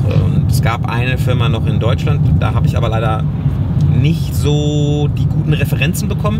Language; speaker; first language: German; native; German